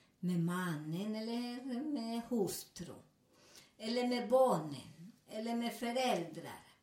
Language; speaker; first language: Swedish; non-native, learner; Spanish